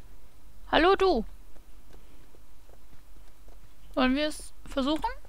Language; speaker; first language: German; native; German